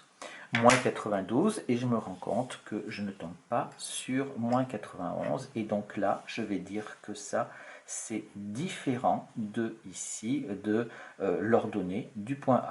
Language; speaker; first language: French; native; French